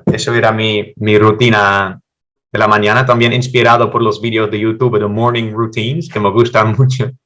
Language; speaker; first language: Spanish; non-native, fluent; Dutch